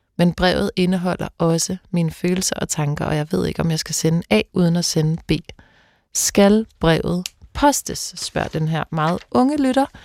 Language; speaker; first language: Danish; native; Danish